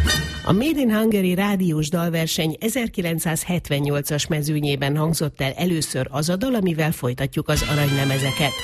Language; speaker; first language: Hungarian; native; Hungarian